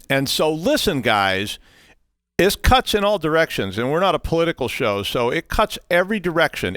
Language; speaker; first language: English; native; English